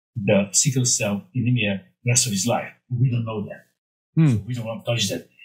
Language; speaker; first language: English; non-native, fluent; Romanian